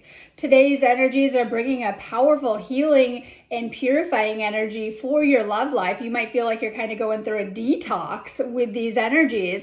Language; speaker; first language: English; native; English